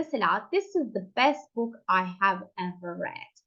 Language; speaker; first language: English; non-native, fluent; Turkish